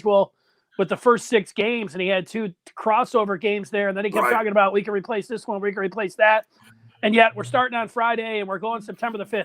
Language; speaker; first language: English; native; English